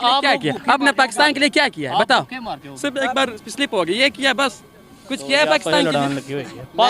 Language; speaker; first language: Hindi; non-native, learner; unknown